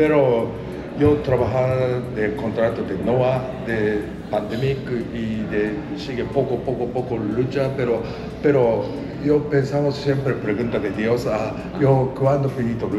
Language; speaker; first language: Spanish; non-native, learner; Japanese